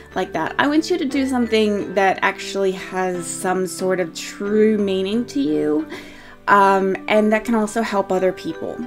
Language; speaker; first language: English; native; English